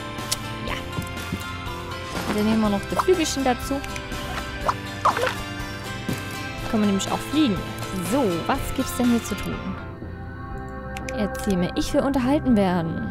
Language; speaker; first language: German; native; German